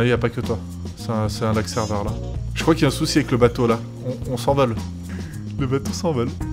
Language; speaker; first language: French; native; French